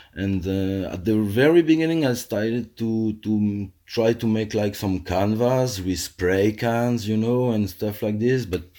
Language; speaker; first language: English; non-native, fluent; French